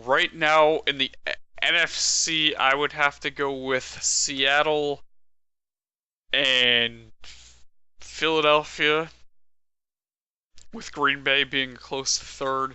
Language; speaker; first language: English; native; English